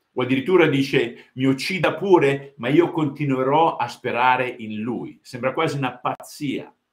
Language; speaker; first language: Italian; early bilingual, heritage; Italian